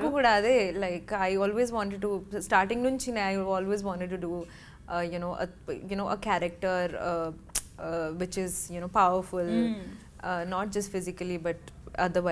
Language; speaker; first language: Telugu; non-native, learner; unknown